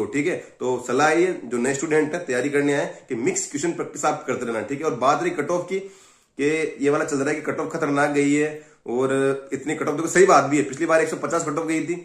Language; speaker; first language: Hindi; native; Hindi